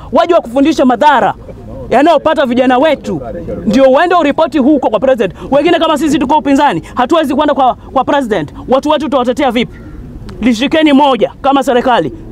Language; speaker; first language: Swahili; native; Swahili